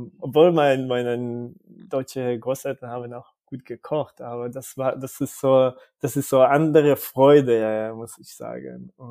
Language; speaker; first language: German; non-native, fluent; Hebrew